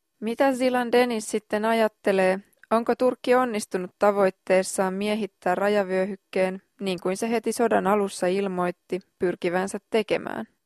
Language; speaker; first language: Finnish; native; Finnish